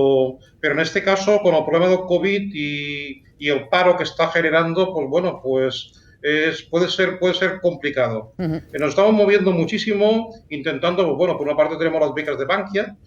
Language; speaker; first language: Spanish; native; Spanish